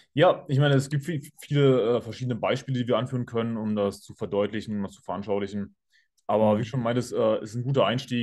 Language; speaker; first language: German; native; German